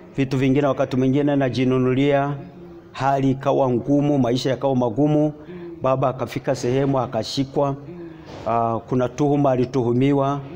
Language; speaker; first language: Swahili; non-native, local second language; Gusii